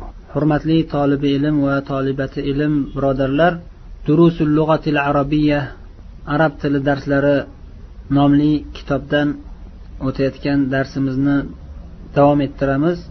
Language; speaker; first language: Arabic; non-native, fluent; Uzbek